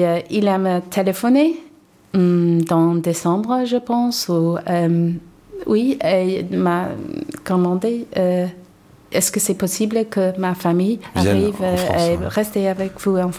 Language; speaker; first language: French; non-native, learner; English